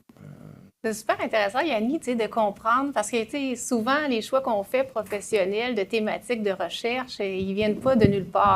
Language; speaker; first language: French; native; French